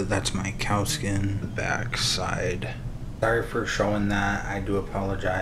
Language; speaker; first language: English; native; English